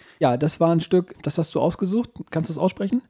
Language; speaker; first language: German; native; German